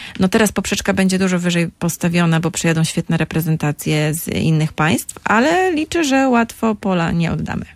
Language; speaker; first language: Polish; native; Polish